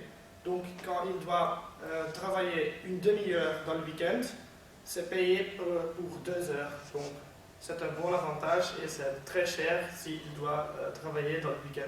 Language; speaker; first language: French; non-native, learner; Dutch